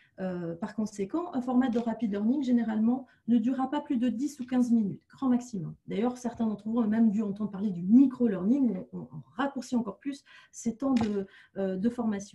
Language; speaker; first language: French; native; French